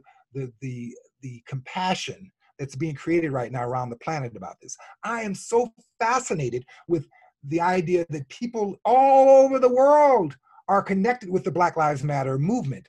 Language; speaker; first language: English; native; English